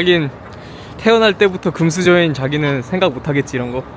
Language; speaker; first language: Korean; native; Korean